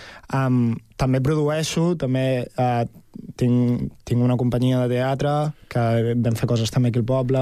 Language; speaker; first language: Catalan; native; Catalan